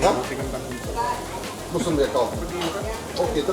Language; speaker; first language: German; early bilingual, other home language; Turkish